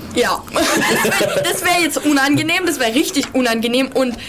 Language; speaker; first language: German; native; German